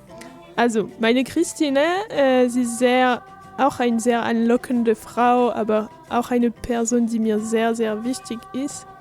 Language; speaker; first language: German; non-native, fluent; French